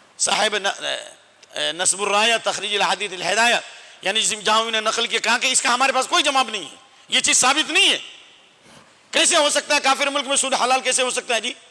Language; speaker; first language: Urdu; native; Urdu